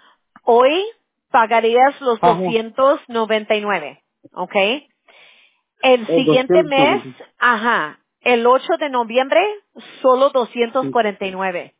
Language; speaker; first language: Spanish; early bilingual, heritage; Spanish